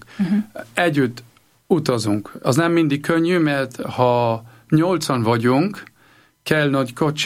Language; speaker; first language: Hungarian; non-native, learner; German